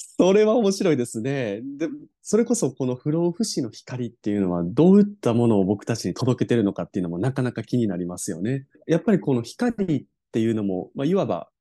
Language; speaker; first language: Japanese; native; Japanese